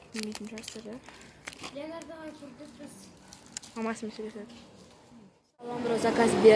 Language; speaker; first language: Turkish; non-native, learner; Kazakh